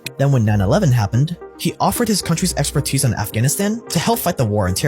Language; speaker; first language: English; native; English